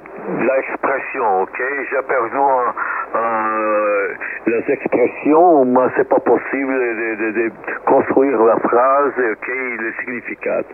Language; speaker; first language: French; non-native, learner; Portuguese